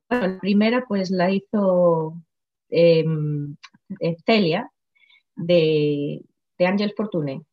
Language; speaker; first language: Spanish; non-native, local second language; Galician